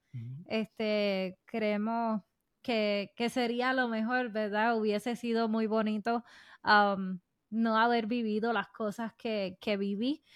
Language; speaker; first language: Spanish; native; Spanish